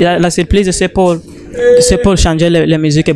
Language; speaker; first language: French; non-native, learner; Rundi